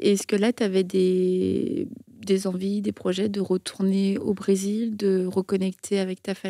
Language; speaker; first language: French; native; French